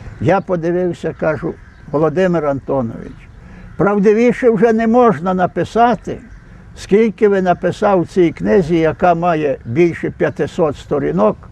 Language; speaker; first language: Ukrainian; native; Ukrainian